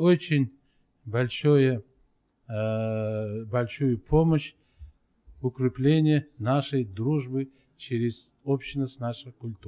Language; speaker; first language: Russian; non-native, local second language; Uzbek